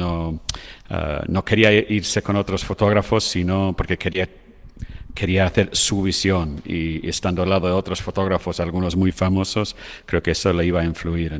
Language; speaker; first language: Spanish; non-native, fluent; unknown